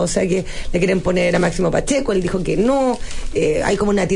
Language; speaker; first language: Spanish; native; Spanish